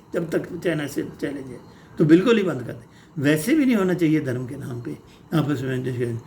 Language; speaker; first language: Hindi; non-native, local second language; Punjabi